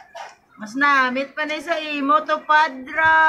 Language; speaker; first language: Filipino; non-native, local second language; Hiligaynon